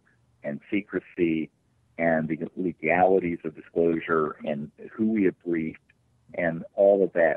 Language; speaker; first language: English; native; English